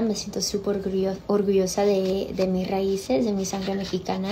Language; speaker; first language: Spanish; early bilingual, heritage; Spanish